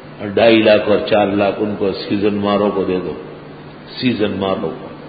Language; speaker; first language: Urdu; non-native, local second language; Pashto